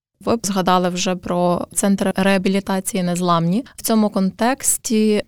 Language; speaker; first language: Ukrainian; native; Ukrainian